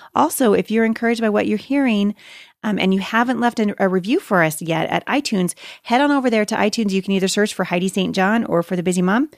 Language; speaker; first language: English; native; English